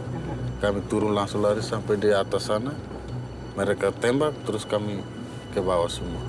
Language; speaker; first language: Indonesian; non-native, local second language; Tetum